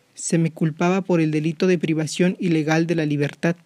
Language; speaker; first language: Spanish; non-native, local second language; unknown